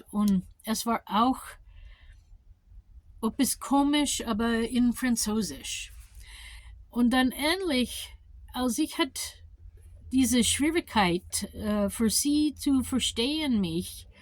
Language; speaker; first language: German; non-native, learner; English